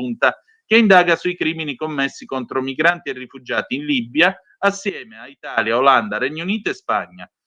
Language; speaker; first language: Italian; native; Italian